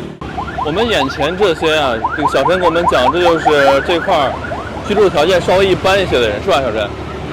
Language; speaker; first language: Chinese; native; Chinese